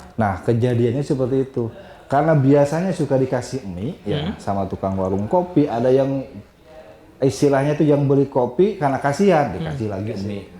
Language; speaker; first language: Indonesian; non-native, local second language; Sundanese